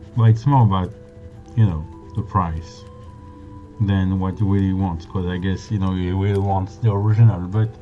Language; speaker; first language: English; non-native, fluent; French